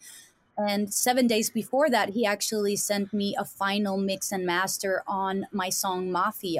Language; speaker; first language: English; non-native, fluent; Danish